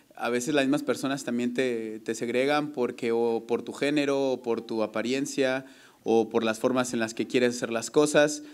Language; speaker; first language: Spanish; native; Spanish